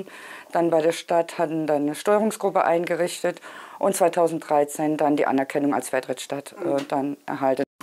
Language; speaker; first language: German; native; German